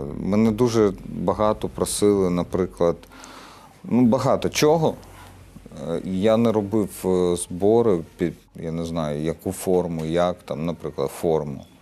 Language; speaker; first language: Ukrainian; non-native, local second language; Russian